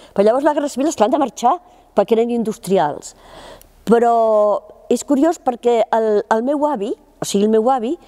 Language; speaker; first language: Catalan; native; Catalan